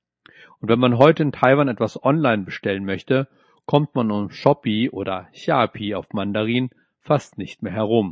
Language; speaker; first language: German; native; German